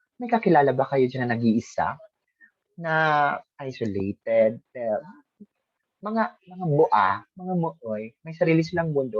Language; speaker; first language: Filipino; non-native, local second language; Bikol